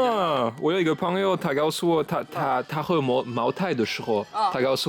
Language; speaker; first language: Chinese; non-native, learner; French